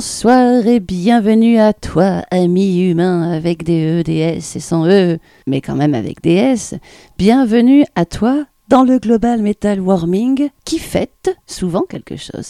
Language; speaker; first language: French; native; French